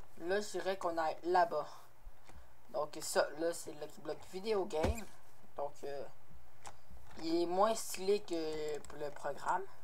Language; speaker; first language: French; native; French